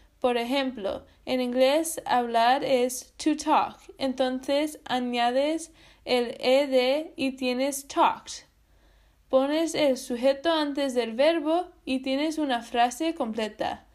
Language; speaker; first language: Spanish; non-native, learner; English